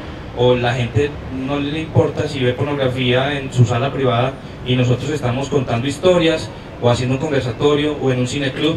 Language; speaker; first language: Spanish; native; Spanish